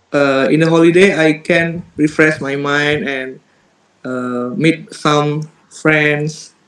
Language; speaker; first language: English; non-native, learner; Indonesian